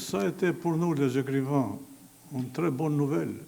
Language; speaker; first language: French; non-native, fluent; Albanian